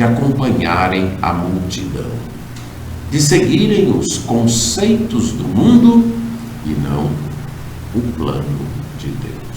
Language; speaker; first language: Portuguese; native; Portuguese